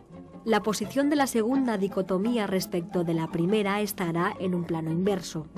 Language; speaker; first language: Spanish; native; Spanish